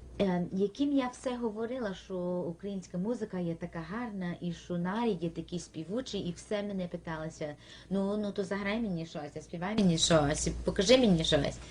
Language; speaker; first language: Ukrainian; early bilingual, heritage; Ukrainian